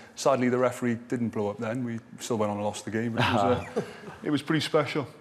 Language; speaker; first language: English; native; English